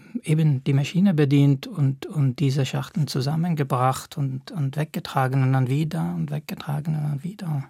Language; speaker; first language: German; non-native, fluent; Arabic